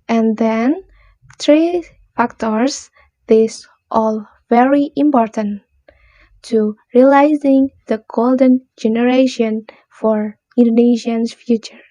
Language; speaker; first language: English; non-native, learner; Indonesian